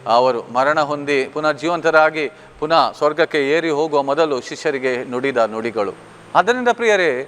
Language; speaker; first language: Kannada; non-native, local second language; Konkani